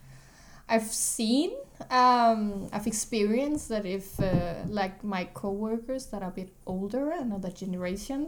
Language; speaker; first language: English; non-native, fluent; Danish